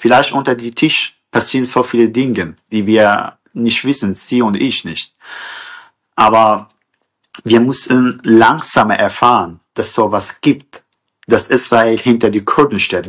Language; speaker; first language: German; non-native, learner; Kurdish